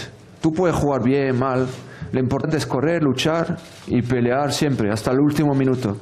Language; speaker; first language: Spanish; non-native, fluent; French